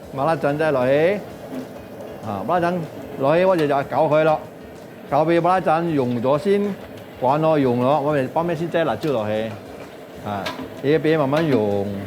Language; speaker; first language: Cantonese; non-native, local second language; Min Nan Chinese